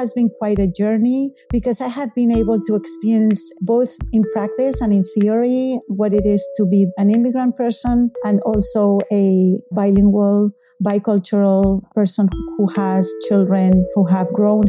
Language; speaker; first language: English; non-native, fluent; Spanish